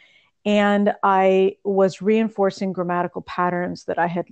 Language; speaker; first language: English; early bilingual, other home language; Russian